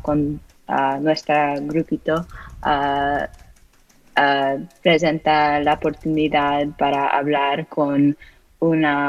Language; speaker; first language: Spanish; non-native, learner; English